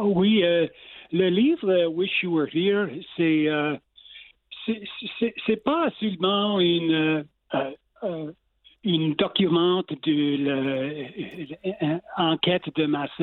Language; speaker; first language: French; non-native, local second language; English